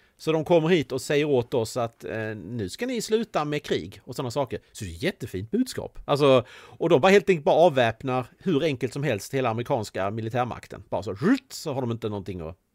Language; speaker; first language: Swedish; native; Swedish